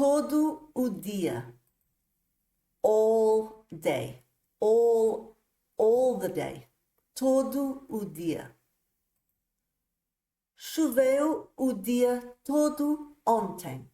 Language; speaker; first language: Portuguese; non-native, fluent; English